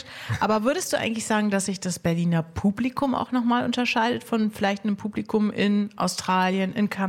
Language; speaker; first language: German; native; German